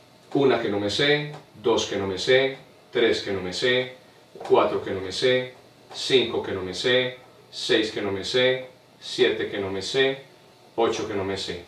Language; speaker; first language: Spanish; native; Spanish